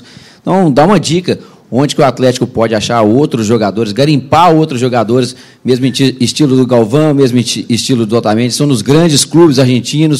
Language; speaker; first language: Portuguese; native; Portuguese